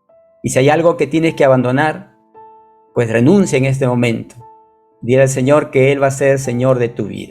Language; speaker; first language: Spanish; native; Spanish